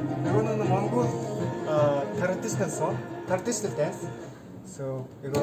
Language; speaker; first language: Korean; non-native, learner; Mongolian